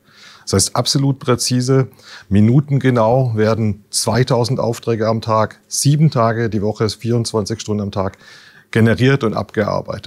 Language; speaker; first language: German; native; German